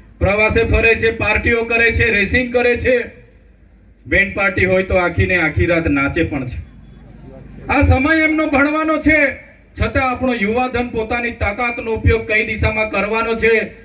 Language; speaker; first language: Gujarati; non-native, local second language; Vasavi